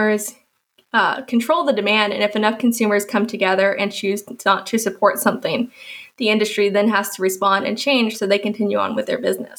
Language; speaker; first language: English; native; English